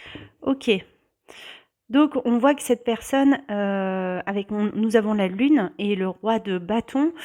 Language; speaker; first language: French; native; French